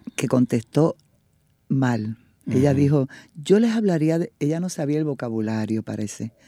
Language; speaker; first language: Spanish; native; Spanish